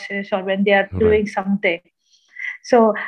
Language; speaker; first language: English; non-native, local second language; Malayalam